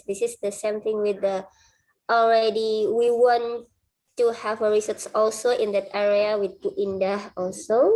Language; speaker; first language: English; non-native, fluent; Indonesian